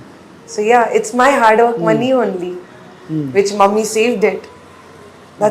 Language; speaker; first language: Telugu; non-native, learner; Hindi